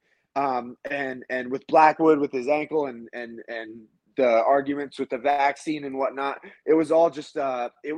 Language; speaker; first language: English; native; English